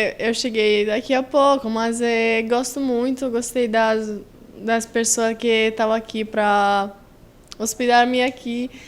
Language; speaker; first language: Portuguese; non-native, learner; Italian